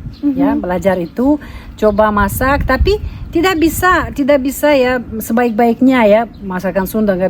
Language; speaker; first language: Indonesian; non-native, fluent; Russian